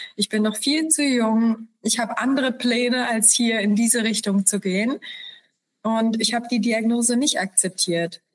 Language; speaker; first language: German; early bilingual, other home language; Polish